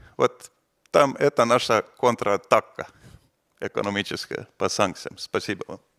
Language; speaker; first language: Russian; non-native, fluent; Estonian